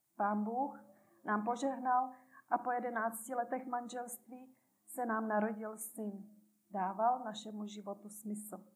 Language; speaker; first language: Czech; native; Czech